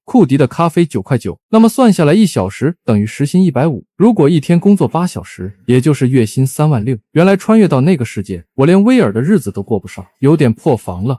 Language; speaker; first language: Chinese; native; Chinese